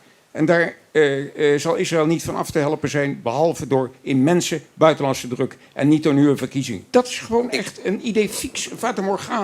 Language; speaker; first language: Dutch; native; Dutch